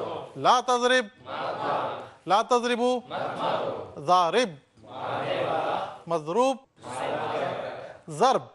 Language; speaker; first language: Arabic; non-native, learner; Urdu